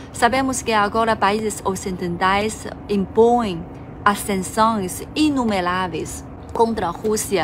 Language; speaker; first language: Portuguese; non-native, fluent; Chinese